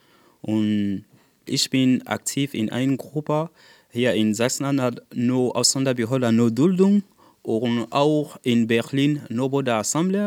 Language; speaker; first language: German; non-native, fluent; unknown